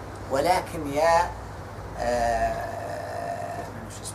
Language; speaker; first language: Arabic; native; Arabic